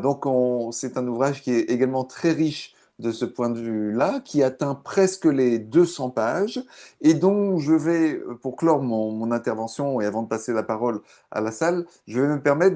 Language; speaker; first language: French; native; French